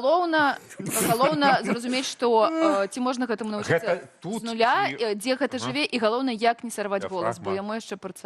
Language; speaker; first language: Belarusian; native; Belarusian